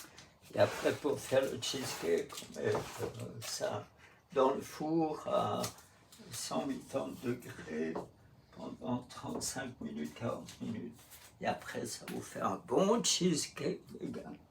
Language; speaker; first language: French; non-native, fluent; Russian